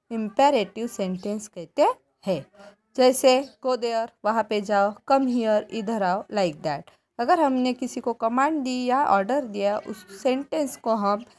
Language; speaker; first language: Hindi; non-native, local second language; Marathi